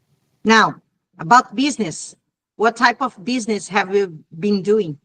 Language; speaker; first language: English; non-native, fluent; Portuguese